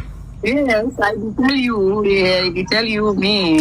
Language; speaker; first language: English; non-native, learner; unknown